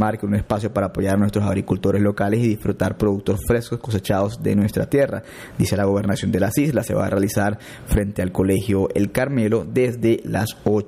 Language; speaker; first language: Spanish; non-native, local second language; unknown